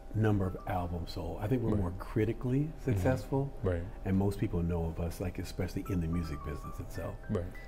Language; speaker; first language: English; native; English